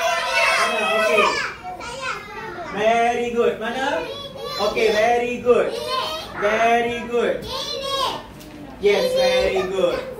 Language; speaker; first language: English; non-native, local second language; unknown